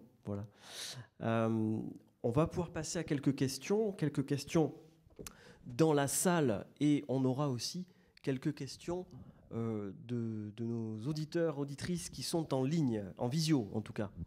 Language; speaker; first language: French; native; French